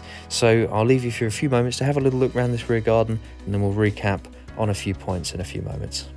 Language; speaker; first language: English; native; English